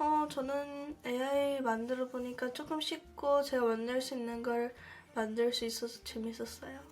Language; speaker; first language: Korean; early bilingual, heritage; Korean